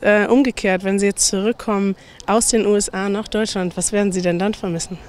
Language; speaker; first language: German; native; German